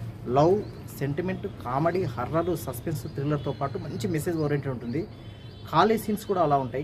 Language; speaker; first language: Telugu; native; Telugu